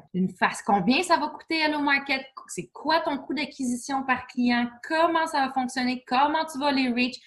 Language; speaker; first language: French; native; French